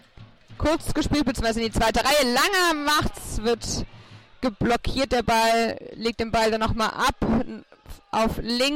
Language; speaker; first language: German; native; German